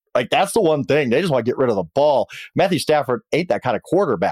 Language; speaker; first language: English; native; English